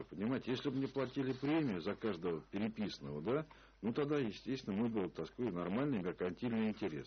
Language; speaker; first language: Russian; native; Russian